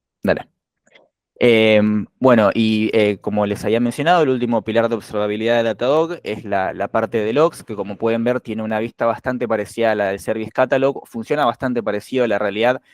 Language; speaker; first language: Spanish; native; Spanish